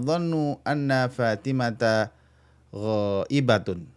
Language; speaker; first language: Arabic; non-native, fluent; Indonesian